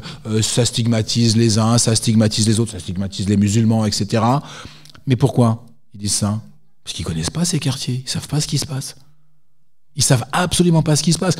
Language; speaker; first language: French; native; French